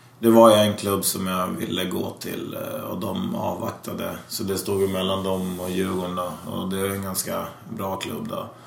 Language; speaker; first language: Swedish; early bilingual, other home language; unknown